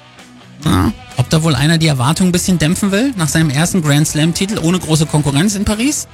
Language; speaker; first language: German; native; German